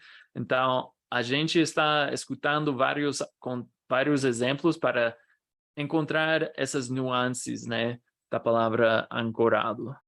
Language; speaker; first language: Portuguese; non-native, fluent; English